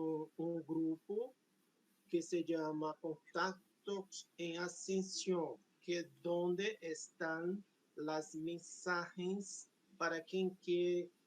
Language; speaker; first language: Spanish; non-native, fluent; Portuguese